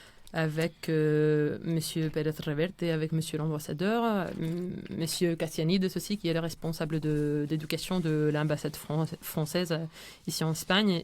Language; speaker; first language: French; non-native, fluent; Spanish